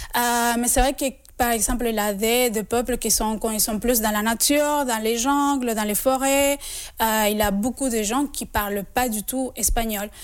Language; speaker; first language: French; non-native, fluent; Spanish